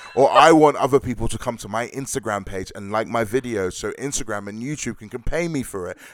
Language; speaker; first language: English; early bilingual, other home language; Krio